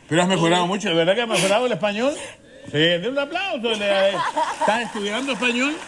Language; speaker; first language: Spanish; native; Spanish